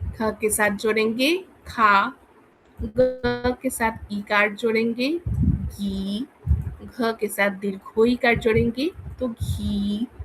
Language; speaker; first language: Hindi; non-native, local second language; Bangla